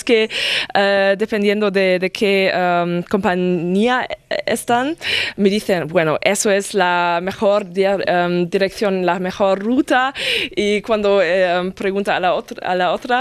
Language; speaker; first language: Spanish; non-native, fluent; German